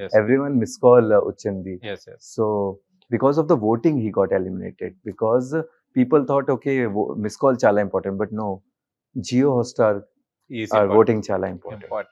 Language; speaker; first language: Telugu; non-native, learner; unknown